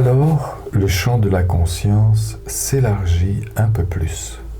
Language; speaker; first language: French; native; French